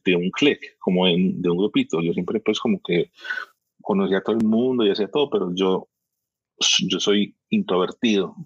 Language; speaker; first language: Spanish; early bilingual, heritage; Spanish